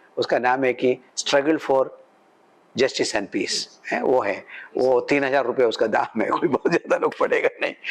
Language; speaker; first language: Hindi; non-native, local second language; Malayalam